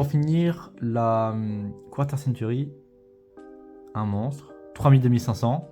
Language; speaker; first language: French; native; French